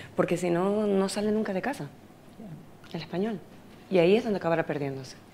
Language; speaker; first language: Spanish; native; Spanish